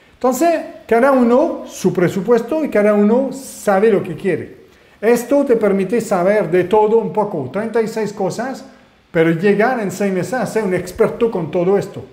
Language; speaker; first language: Spanish; non-native, fluent; French